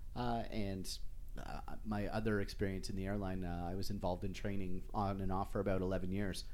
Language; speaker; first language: English; native; English